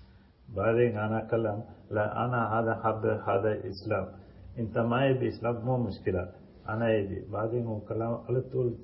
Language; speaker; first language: Arabic; non-native, learner; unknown